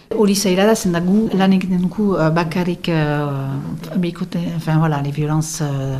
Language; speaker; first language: Basque; non-native, local second language; French